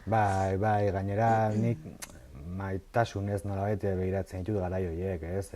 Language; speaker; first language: Basque; non-native, local second language; Spanish